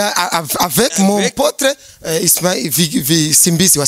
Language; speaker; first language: French; non-native, learner; Rundi